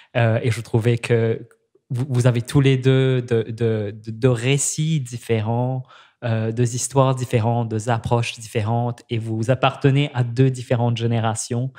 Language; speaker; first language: French; native; French